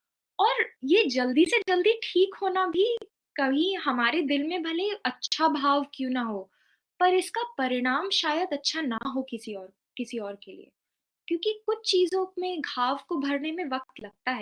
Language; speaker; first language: Hindi; native; Hindi